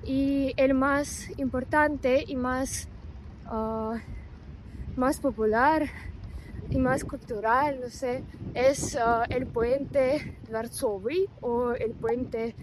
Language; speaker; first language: Spanish; non-native, fluent; Russian